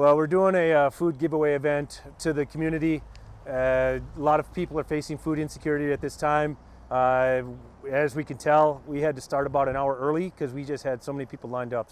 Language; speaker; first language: English; native; English